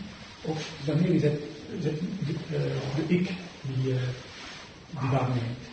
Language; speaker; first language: Dutch; non-native, fluent; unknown